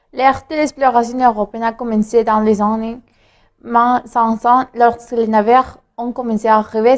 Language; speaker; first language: French; non-native, learner; Spanish